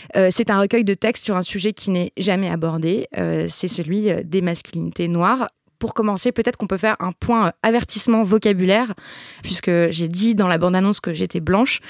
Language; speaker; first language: French; native; French